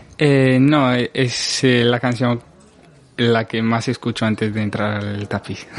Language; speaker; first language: Spanish; non-native, fluent; Arabic